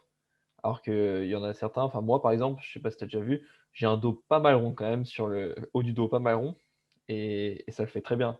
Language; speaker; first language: French; native; French